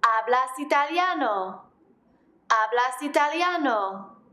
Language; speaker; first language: Spanish; non-native, fluent; English